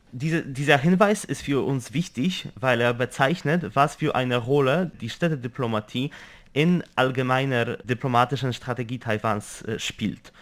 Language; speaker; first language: German; non-native, fluent; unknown